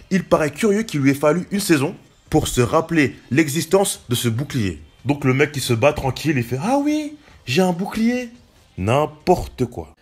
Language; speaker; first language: French; native; French